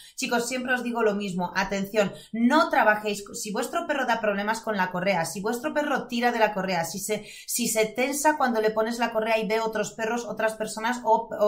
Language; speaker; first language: Spanish; non-native, fluent; Polish